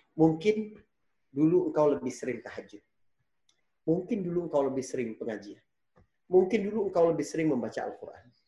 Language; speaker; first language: Indonesian; native; Indonesian